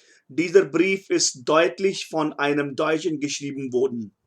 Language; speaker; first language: German; non-native, fluent; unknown